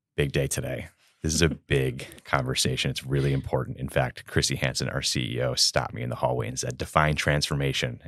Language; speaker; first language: English; native; English